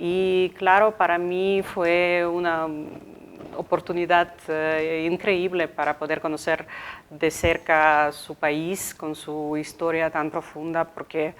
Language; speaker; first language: Spanish; non-native, fluent; Ukrainian